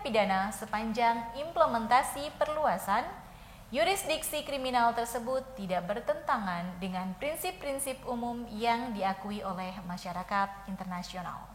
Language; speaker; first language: Indonesian; native; Indonesian